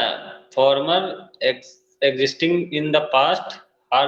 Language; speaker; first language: English; non-native, fluent; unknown